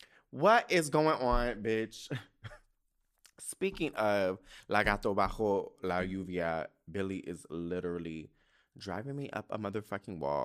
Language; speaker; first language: English; native; English